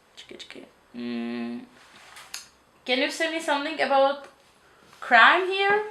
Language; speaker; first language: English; non-native, learner; Czech